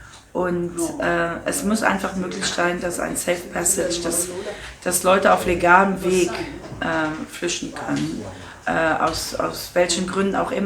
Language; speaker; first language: German; non-native, local second language; Luxembourgish